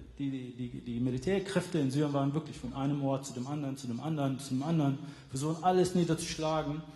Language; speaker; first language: German; non-native, fluent; Arabic